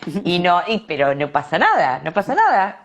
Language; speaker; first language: Spanish; native; Spanish